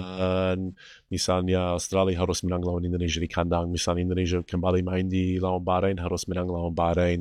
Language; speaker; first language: Indonesian; non-native, fluent; English